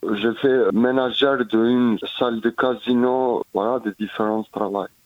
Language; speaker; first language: French; non-native, fluent; Albanian